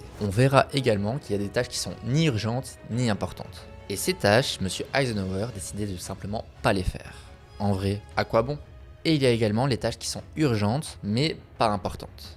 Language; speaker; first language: French; native; French